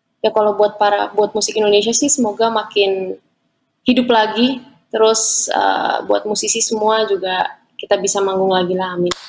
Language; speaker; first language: Indonesian; native; Indonesian